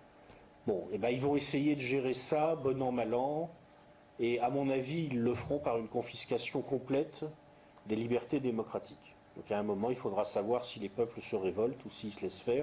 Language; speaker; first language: French; native; French